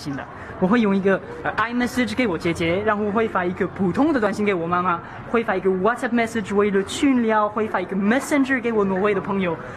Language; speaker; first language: Chinese; non-native, fluent; French